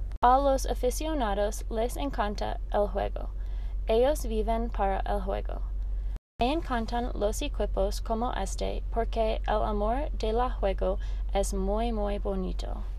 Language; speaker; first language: Spanish; non-native, learner; English